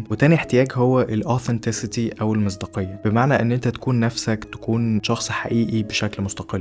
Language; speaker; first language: Arabic; native; Arabic